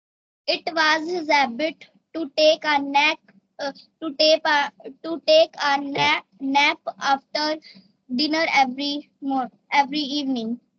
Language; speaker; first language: English; non-native, learner; Hindi